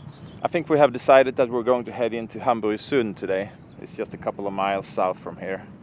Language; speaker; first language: English; non-native, fluent; Swedish